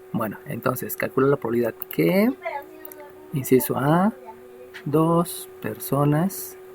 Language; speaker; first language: Spanish; native; Spanish